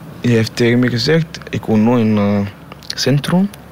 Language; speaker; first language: Dutch; non-native, learner; Somali